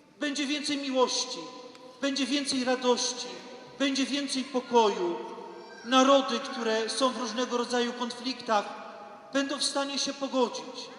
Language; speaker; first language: Polish; native; Polish